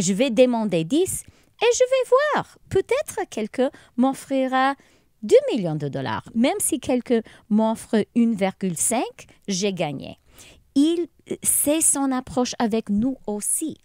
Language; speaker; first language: French; non-native, local second language; English